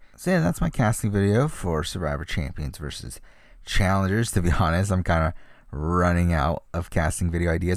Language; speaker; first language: English; native; English